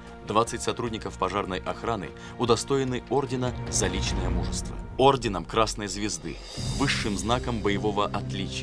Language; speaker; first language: Russian; native; Russian